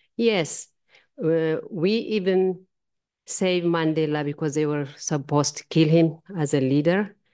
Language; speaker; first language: English; non-native, learner; Amharic